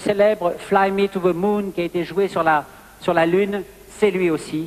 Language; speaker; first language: French; native; French